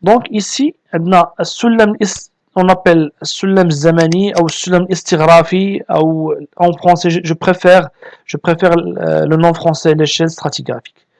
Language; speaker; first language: French; non-native, local second language; Arabic